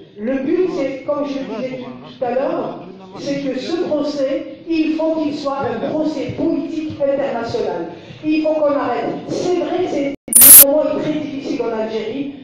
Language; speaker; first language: French; non-native, local second language; Kabyle